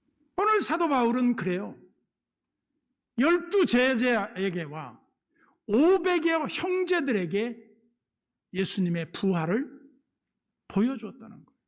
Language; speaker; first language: Korean; native; Korean